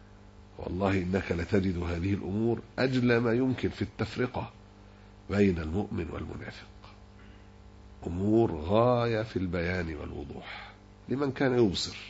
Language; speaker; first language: Arabic; native; Arabic